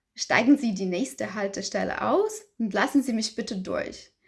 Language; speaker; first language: German; non-native, fluent; Ukrainian